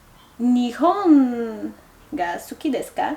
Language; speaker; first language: Japanese; non-native, learner; Bulgarian